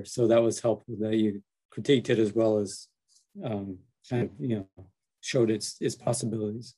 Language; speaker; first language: English; native; English